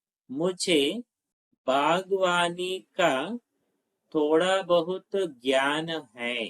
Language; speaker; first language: Hindi; non-native, local second language; Telugu